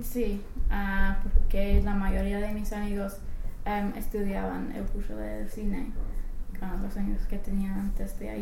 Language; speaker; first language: Spanish; non-native, fluent; English